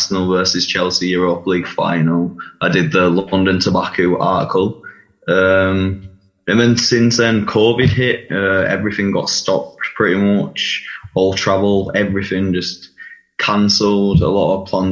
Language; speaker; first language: English; native; English